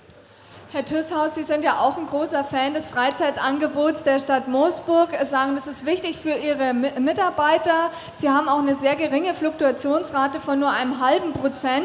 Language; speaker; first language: German; native; German